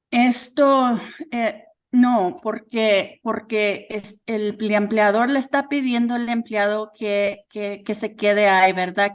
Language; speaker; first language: Spanish; early bilingual, heritage; Spanish